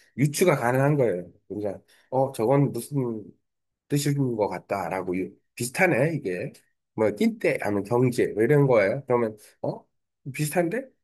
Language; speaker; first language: Korean; native; Korean